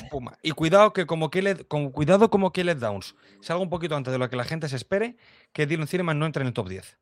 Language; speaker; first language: Spanish; native; Spanish